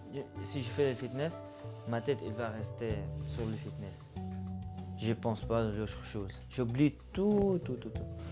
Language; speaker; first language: French; non-native, learner; Arabic